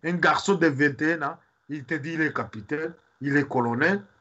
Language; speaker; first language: French; non-native, local second language; Swahili